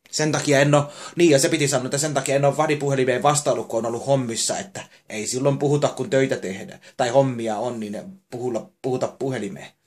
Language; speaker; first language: Finnish; native; Finnish